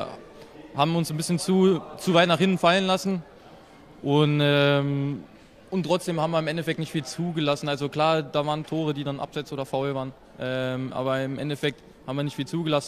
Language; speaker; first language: German; native; German